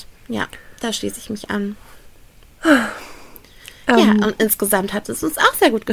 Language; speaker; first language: German; native; German